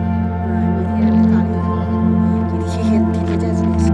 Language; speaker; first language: Chinese; non-native, local second language; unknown